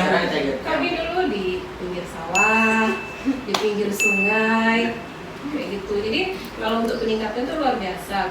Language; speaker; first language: Indonesian; non-native, local second language; Minangkabau